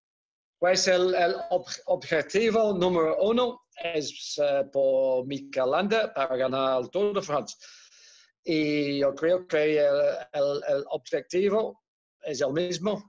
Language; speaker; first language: Spanish; non-native, fluent; Dutch